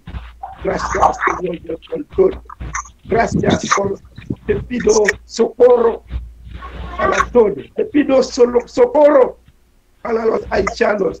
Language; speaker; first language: Spanish; non-native, learner; Haitian Creole